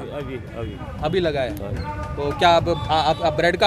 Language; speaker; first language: Hindi; native; Hindi